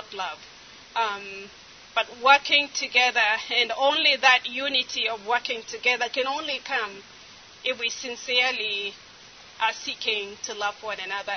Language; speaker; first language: English; non-native, local second language; Kamba